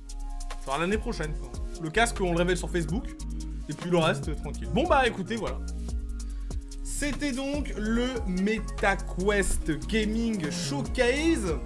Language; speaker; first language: French; native; French